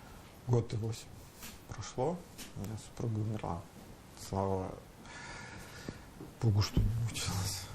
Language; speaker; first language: Russian; native; Russian